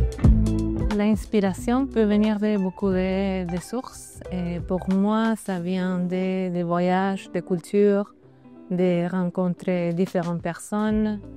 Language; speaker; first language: French; non-native, fluent; Spanish